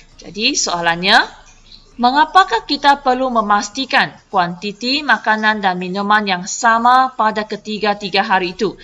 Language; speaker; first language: Malay; non-native, local second language; Chinese